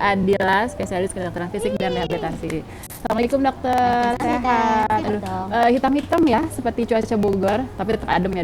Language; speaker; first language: Indonesian; native; Indonesian